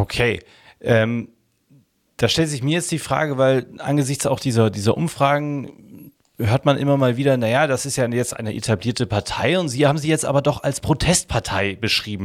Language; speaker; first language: German; native; German